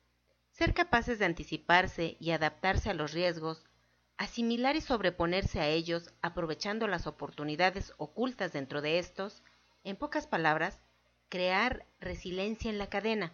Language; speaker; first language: Spanish; native; Spanish